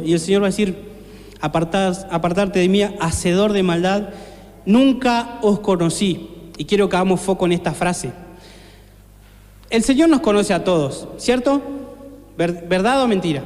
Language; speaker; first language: Spanish; native; Spanish